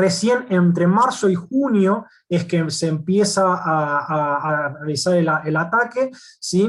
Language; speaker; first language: Spanish; native; Spanish